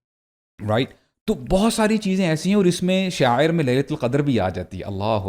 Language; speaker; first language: Urdu; native; Urdu